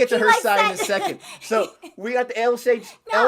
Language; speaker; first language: English; native; English